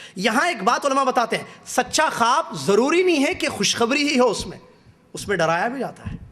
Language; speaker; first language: Urdu; native; Urdu